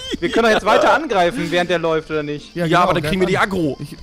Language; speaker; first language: German; native; German